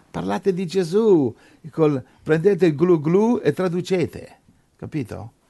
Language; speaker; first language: Italian; non-native, fluent; English